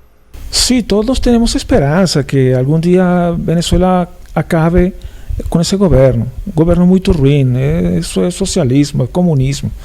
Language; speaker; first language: Portuguese; non-native, fluent; Spanish